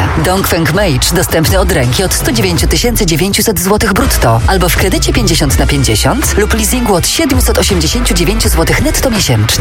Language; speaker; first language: Polish; native; Polish